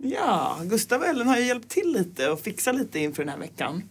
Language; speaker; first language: Swedish; native; Swedish